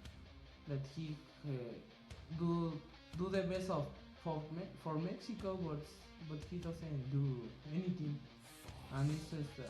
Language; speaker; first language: English; non-native, learner; Spanish